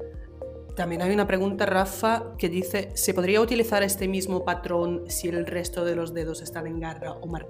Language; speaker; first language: Spanish; native; Spanish